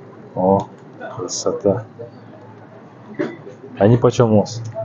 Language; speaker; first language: Russian; non-native, local second language; Kyrgyz